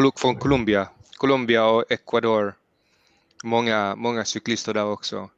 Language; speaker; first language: Swedish; early bilingual, heritage; Swedish